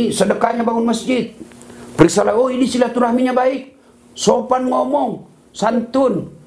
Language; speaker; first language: Malay; non-native, local second language; Buginese